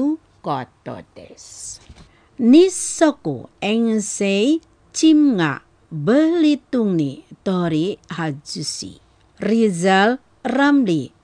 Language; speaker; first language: Japanese; non-native, fluent; Indonesian